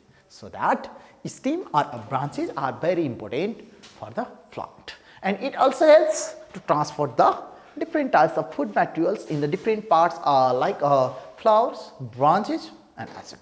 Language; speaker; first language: English; non-native, local second language; Nepali